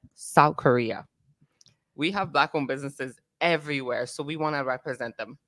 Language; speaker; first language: English; non-native, fluent; Italian